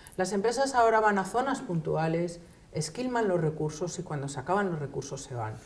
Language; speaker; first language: Spanish; native; Spanish